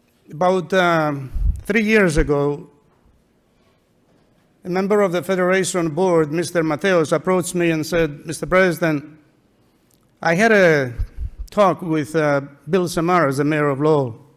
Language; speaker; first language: English; non-native, fluent; Greek